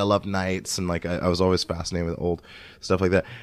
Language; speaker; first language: English; native; English